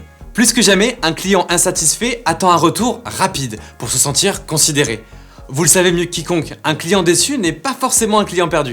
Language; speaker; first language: French; native; French